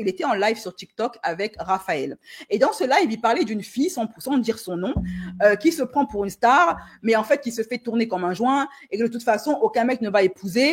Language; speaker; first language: French; native; French